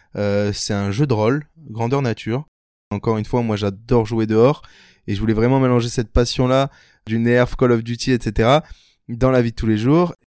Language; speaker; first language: French; native; French